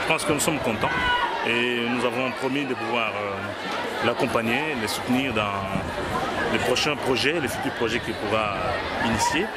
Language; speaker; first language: French; non-native, local second language; Kongo